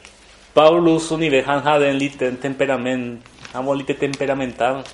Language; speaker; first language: Swedish; non-native, fluent; Spanish